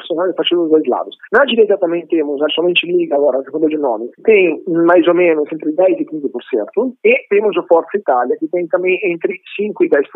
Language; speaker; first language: Portuguese; non-native, fluent; Italian